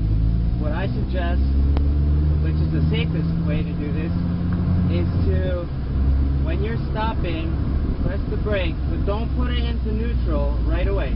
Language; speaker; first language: English; native; English